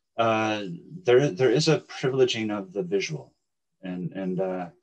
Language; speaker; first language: English; native; English